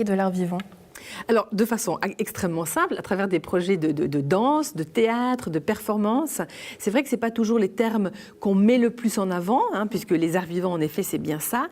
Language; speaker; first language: French; native; French